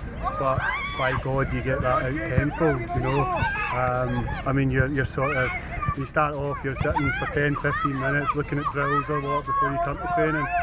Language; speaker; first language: English; native; English